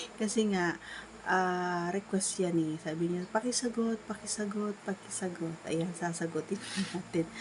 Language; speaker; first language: Filipino; non-native, local second language; Iloko